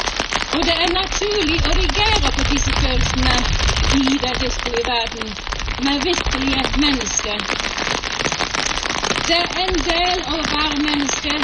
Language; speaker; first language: Norwegian; non-native, fluent; English